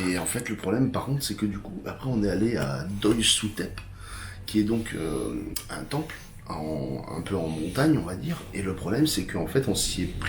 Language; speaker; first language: French; native; French